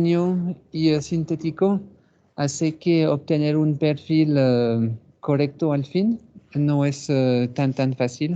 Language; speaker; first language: Spanish; non-native, fluent; French